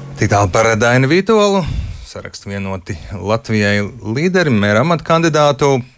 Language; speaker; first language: Latvian; native; Latvian